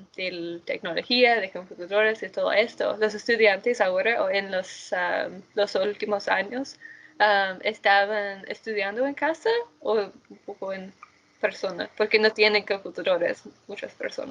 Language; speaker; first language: Spanish; non-native, fluent; English